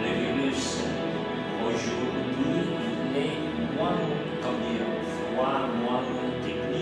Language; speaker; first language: French; non-native, fluent; Italian